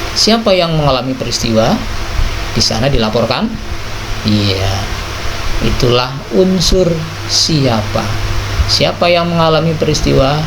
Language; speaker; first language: Indonesian; native; Indonesian